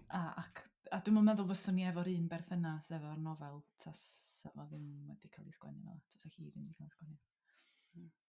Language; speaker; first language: Welsh; native; Welsh